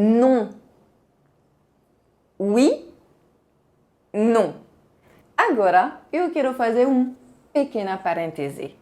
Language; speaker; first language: Portuguese; non-native, fluent; French